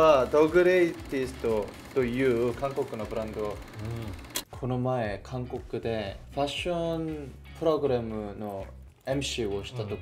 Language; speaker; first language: Japanese; non-native, fluent; Korean